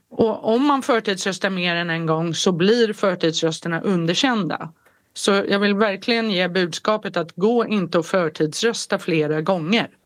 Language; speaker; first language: Swedish; native; Swedish